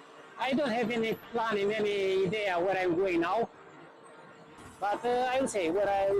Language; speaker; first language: English; non-native, learner; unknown